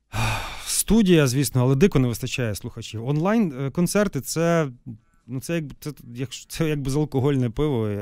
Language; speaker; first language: Ukrainian; native; Ukrainian